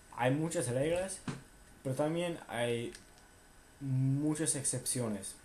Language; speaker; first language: Spanish; non-native, fluent; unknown